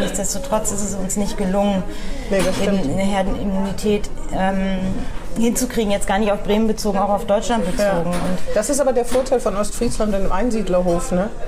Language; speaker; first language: German; native; German